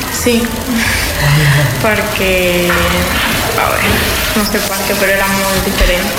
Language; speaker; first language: Catalan; non-native, learner; Spanish